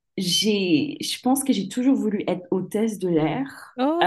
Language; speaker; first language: French; early bilingual, other home language; English